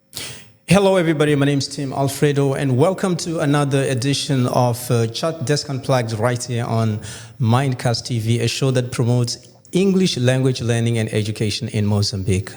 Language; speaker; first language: English; non-native, fluent; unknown